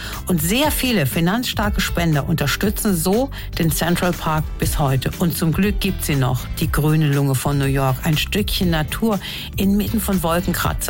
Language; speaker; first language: German; native; German